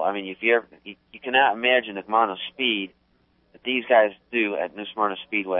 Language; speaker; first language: English; native; English